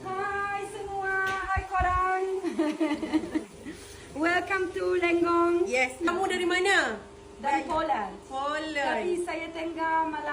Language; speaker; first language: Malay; early bilingual, other home language; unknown